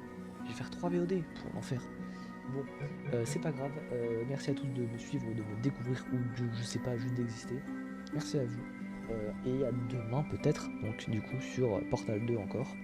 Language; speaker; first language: French; native; French